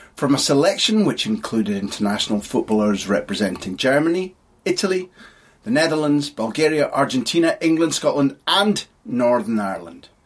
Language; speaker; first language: English; native; English